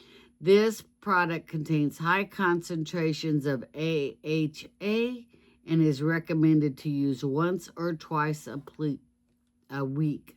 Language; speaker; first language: English; native; English